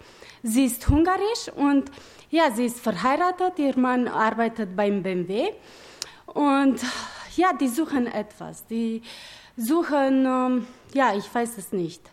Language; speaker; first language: German; non-native, learner; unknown